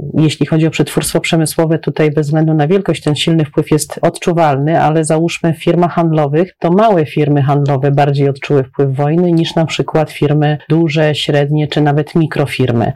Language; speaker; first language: Polish; native; Polish